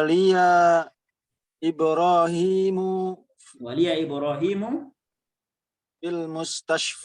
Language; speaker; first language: Arabic; non-native, learner; Indonesian